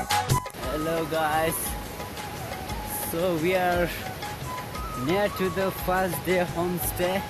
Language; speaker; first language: English; non-native, local second language; Ladakhi